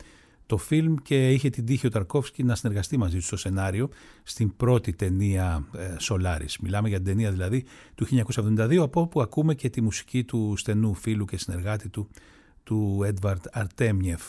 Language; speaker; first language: Greek; native; Greek